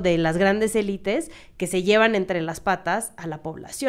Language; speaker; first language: Spanish; native; Spanish